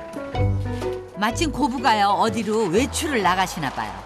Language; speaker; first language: Korean; native; Korean